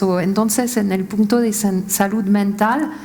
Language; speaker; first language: Spanish; non-native, fluent; French